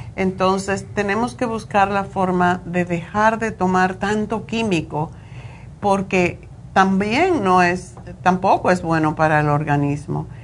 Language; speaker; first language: Spanish; native; Spanish